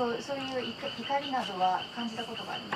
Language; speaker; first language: Japanese; non-native, fluent; Indonesian